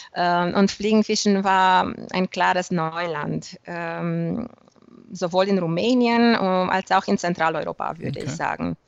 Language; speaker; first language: German; non-native, fluent; Romanian